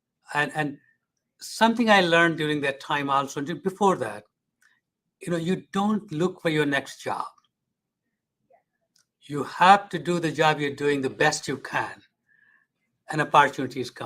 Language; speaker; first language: English; non-native, fluent; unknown